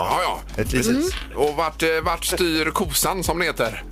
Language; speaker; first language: Swedish; native; Swedish